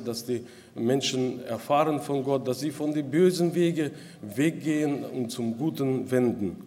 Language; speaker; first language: German; non-native, local second language; Russian